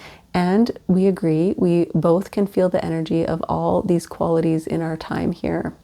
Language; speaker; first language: English; native; English